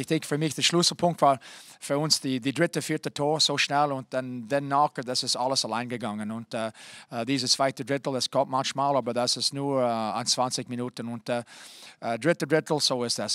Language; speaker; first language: German; non-native, fluent; English